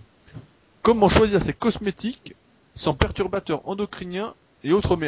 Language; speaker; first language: French; native; French